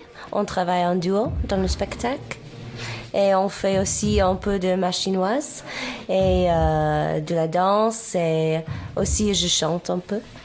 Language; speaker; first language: French; non-native, learner; English